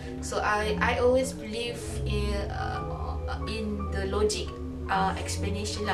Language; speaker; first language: English; non-native, local second language; Malay